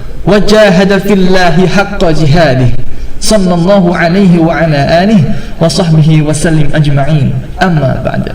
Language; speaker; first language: Arabic; non-native, learner; Indonesian